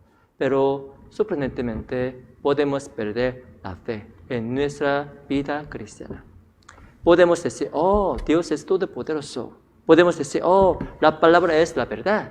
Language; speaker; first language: Spanish; non-native, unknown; Korean